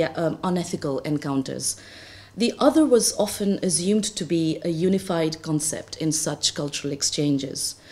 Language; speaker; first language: English; non-native, local second language; Bangla